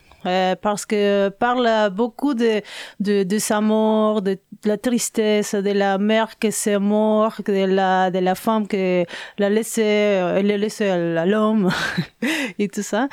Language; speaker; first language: French; non-native, learner; Spanish